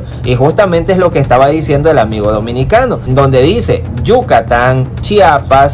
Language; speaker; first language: Spanish; native; Spanish